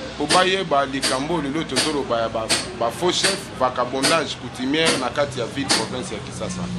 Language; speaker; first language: Lingala; non-native, local second language; Mongo